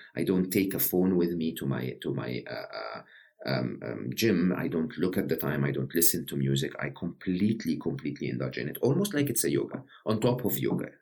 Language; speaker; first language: English; non-native, fluent; Arabic